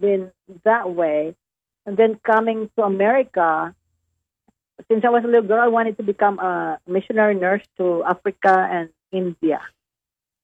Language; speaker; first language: English; non-native, local second language; Hiligaynon